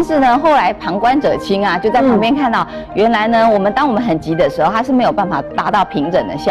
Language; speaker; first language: Chinese; native; Chinese